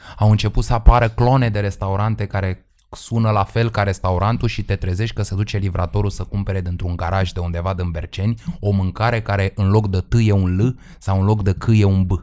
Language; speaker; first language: Romanian; native; Romanian